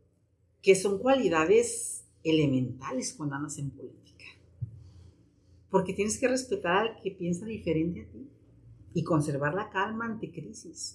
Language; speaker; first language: Spanish; native; Spanish